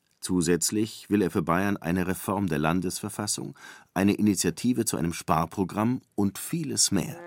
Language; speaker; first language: German; native; German